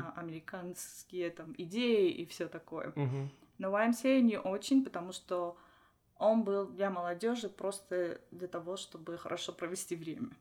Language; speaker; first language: Russian; non-native, local second language; Armenian